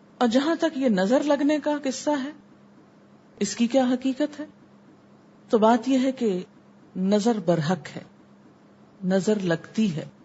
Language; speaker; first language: Urdu; native; Urdu